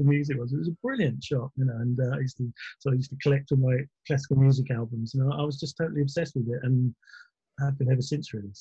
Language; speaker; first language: English; native; English